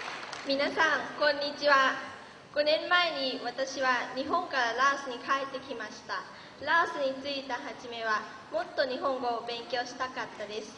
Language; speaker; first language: Japanese; early bilingual, other home language; Lao